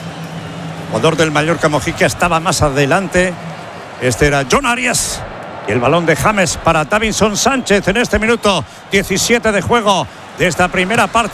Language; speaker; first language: Spanish; native; Spanish